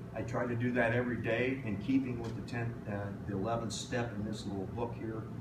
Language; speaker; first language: English; native; English